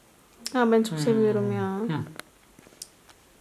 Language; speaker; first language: Turkish; non-native, learner; Indonesian